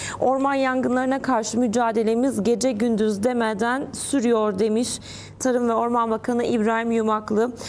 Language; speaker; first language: Turkish; early bilingual, heritage; Turkish